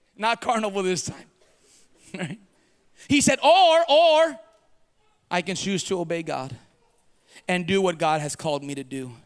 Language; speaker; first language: English; early bilingual, other home language; Spanish